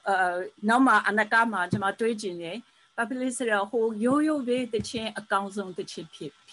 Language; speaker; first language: Burmese; early bilingual, heritage; Burmese